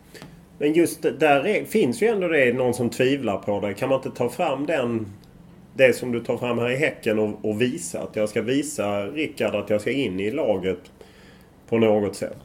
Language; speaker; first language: Swedish; native; Swedish